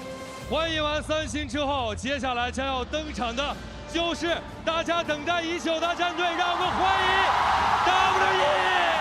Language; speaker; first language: Chinese; native; Chinese